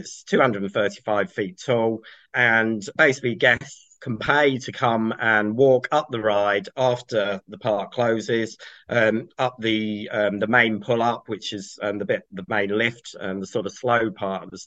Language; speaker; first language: English; native; English